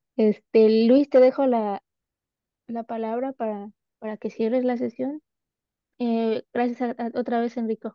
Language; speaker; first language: Spanish; native; Spanish